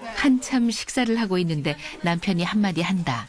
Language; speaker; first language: Korean; native; Korean